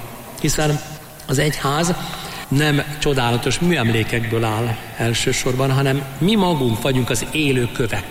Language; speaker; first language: Hungarian; native; Hungarian